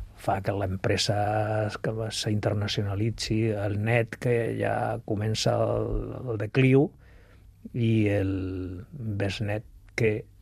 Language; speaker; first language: Catalan; non-native, local second language; Spanish